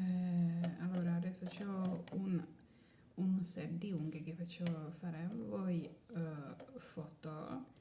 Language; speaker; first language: Italian; non-native, learner; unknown